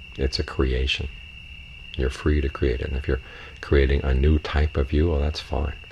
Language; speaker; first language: English; native; English